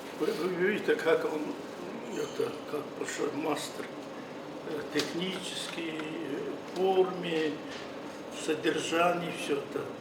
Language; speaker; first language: Russian; non-native, fluent; Mongolian